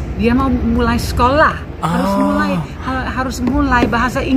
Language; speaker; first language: Indonesian; non-native, local second language; English